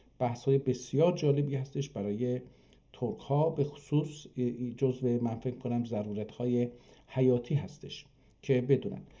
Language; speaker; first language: Persian; non-native, local second language; Azerbaijani